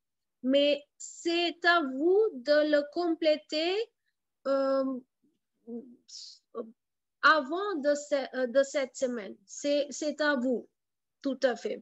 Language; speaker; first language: French; non-native, fluent; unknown